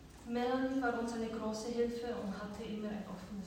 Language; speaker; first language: German; early bilingual, other home language; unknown